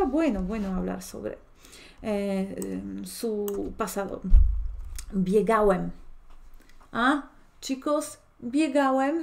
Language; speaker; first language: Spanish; non-native, fluent; Polish